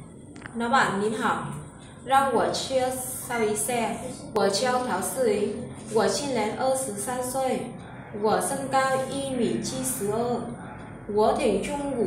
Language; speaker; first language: Chinese; non-native, learner; Vietnamese